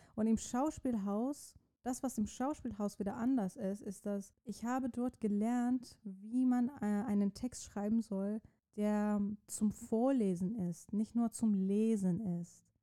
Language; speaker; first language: German; non-native, fluent; Persian